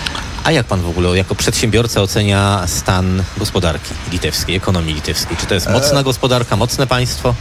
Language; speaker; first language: Polish; native; Polish